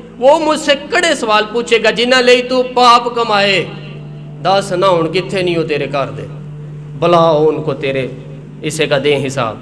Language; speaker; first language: Urdu; non-native, local second language; Punjabi